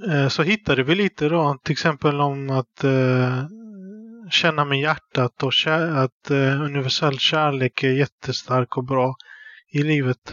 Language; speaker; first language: Swedish; early bilingual, other home language; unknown